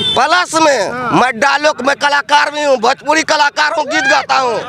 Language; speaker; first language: Hindi; native; Hindi